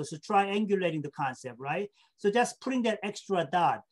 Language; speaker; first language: English; non-native, fluent; Korean